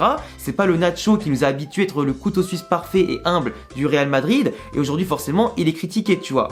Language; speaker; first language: French; native; French